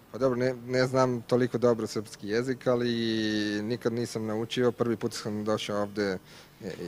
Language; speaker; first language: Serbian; non-native, learner; Italian